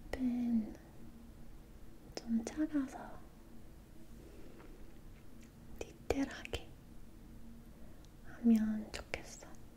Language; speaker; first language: Korean; non-native, learner; English